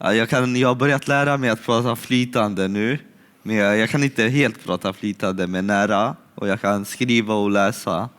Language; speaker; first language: Swedish; early bilingual, other home language; Syriac